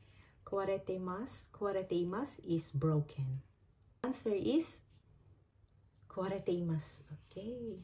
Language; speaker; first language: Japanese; non-native, fluent; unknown